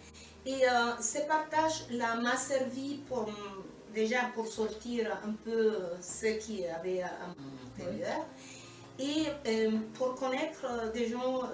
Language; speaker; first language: French; non-native, fluent; Spanish